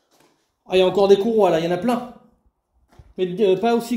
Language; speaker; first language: French; native; French